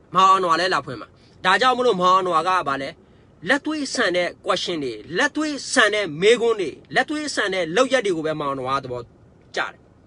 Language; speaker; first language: Burmese; non-native, local second language; Mon